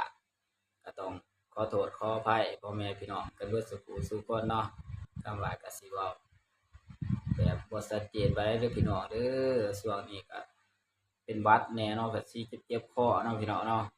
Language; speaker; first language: Thai; non-native, local second language; Lao